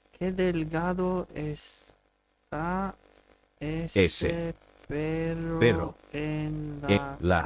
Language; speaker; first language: Spanish; non-native, learner; English